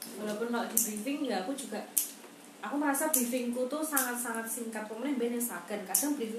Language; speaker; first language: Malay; non-native, local second language; Javanese